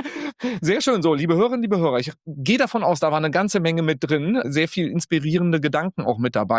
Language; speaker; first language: German; native; German